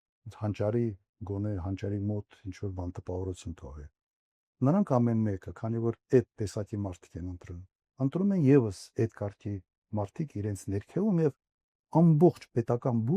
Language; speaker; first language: Armenian; native; Armenian